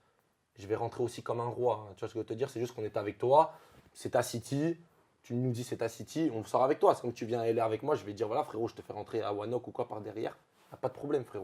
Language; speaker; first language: French; native; French